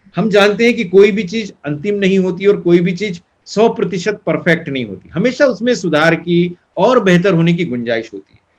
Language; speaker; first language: Hindi; non-native, local second language; Marathi